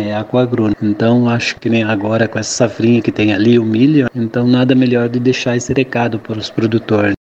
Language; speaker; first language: Portuguese; native; Portuguese